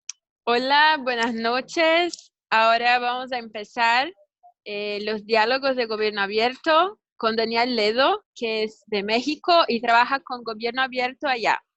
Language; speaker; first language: Spanish; non-native, learner; Portuguese